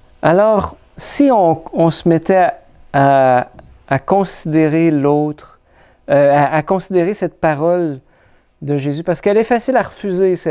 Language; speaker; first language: French; native; French